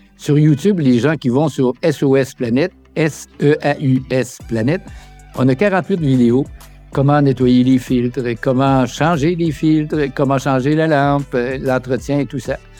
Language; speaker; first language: French; native; French